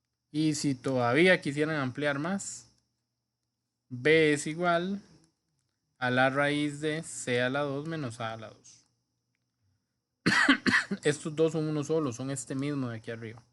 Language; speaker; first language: Spanish; native; Spanish